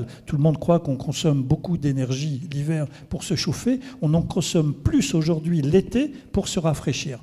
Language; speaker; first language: French; native; French